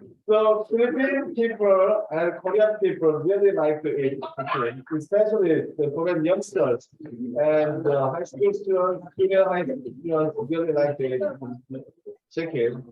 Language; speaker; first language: English; non-native, fluent; Korean